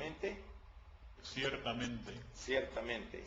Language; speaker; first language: Spanish; non-native, learner; English